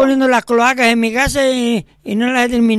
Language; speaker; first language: Spanish; native; Spanish